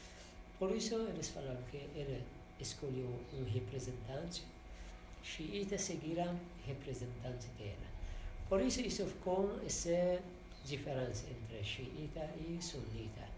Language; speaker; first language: Portuguese; non-native, learner; Persian